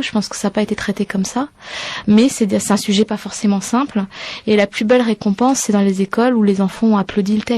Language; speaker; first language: French; native; French